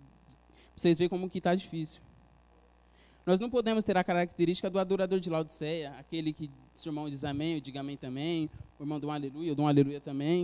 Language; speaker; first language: Portuguese; native; Portuguese